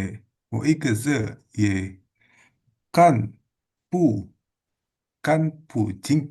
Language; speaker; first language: Chinese; non-native, learner; Indonesian